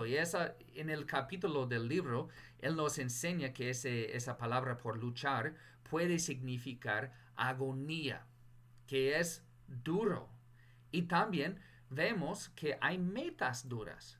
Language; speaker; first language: Spanish; non-native, fluent; English